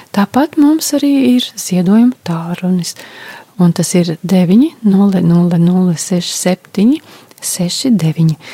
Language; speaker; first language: Latvian; native; Latvian